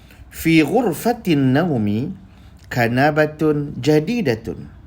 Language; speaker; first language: Arabic; non-native, fluent; Malay